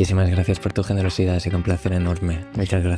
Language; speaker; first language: Spanish; native; Spanish